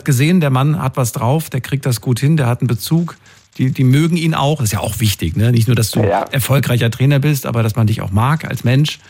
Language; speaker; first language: German; native; German